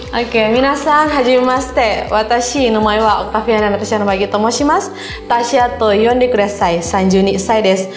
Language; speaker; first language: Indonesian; native; Indonesian